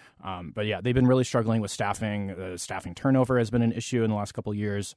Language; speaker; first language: English; native; English